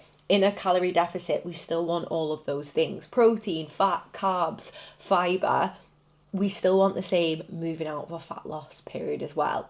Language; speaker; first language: English; native; English